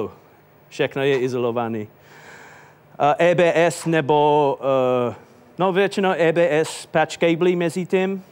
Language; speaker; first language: Czech; non-native, fluent; English